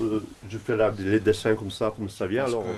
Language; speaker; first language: French; non-native, local second language; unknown